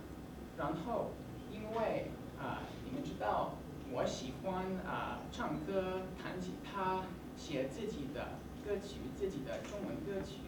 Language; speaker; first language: Chinese; non-native, learner; English